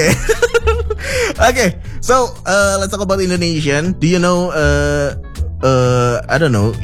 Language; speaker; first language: English; non-native, fluent; Indonesian